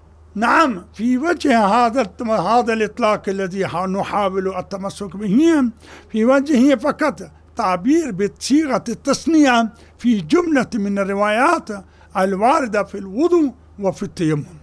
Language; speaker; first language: Arabic; non-native, fluent; Urdu